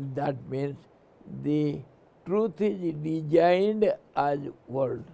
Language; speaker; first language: English; non-native, local second language; Hindi